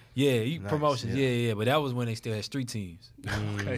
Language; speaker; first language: English; native; English